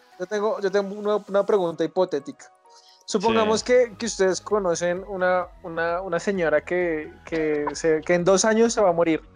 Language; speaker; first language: Spanish; native; Spanish